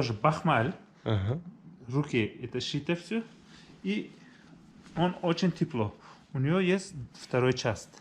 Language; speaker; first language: Russian; non-native, learner; Uzbek